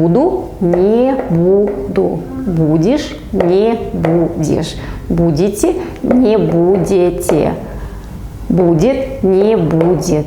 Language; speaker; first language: Russian; non-native, local second language; Kazakh